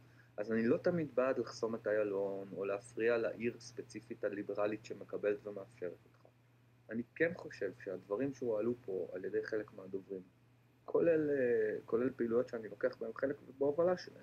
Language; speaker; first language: Hebrew; native; Hebrew